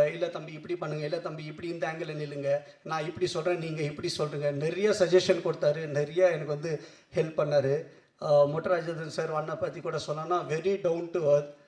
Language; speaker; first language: Tamil; non-native, local second language; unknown